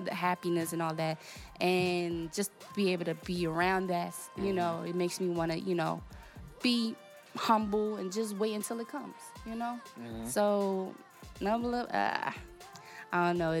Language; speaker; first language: English; non-native, fluent; Portuguese